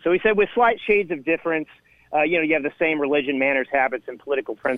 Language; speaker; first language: English; native; English